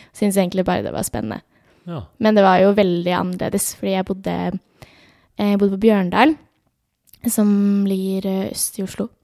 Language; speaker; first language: Norwegian; early bilingual, other home language; Urdu